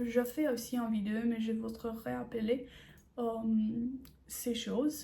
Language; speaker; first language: French; non-native, learner; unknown